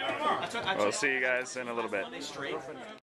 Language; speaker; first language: English; native; English